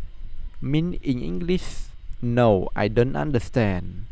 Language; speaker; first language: English; non-native, learner; Khmer